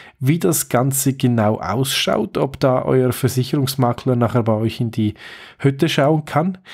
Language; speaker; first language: German; native; German